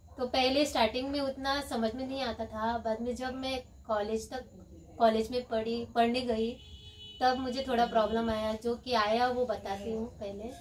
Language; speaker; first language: Hindi; non-native, local second language; Konkani